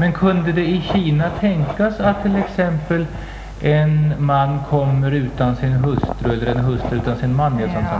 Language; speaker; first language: Swedish; native; Swedish